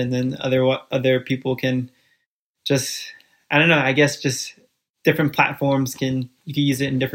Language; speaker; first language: English; early bilingual, other home language; Spanish